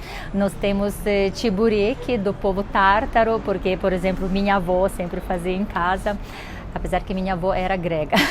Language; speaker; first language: Portuguese; non-native, fluent; Russian